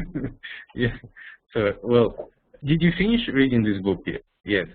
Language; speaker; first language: English; non-native, fluent; Russian